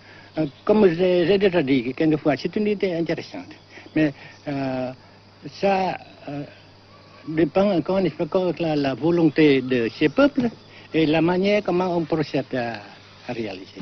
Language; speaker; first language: French; non-native, local second language; Vietnamese